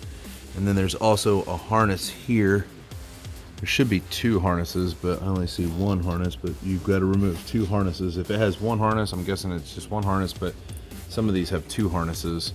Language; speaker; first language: English; native; English